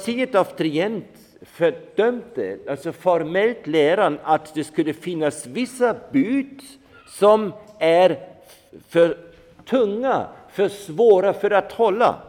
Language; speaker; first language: Swedish; non-native, fluent; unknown